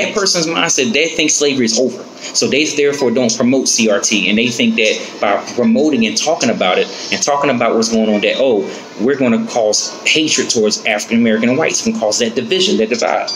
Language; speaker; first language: English; native; English